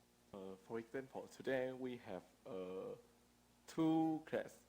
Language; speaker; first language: English; non-native, learner; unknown